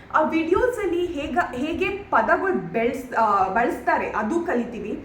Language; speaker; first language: Kannada; non-native, learner; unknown